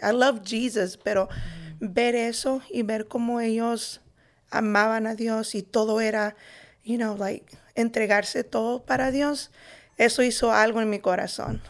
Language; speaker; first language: Spanish; early bilingual, heritage; Spanish